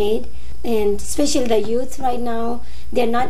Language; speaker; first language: English; non-native, local second language; Nepali